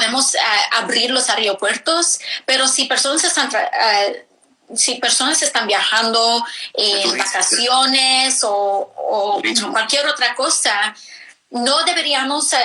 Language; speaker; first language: Spanish; early bilingual, heritage; English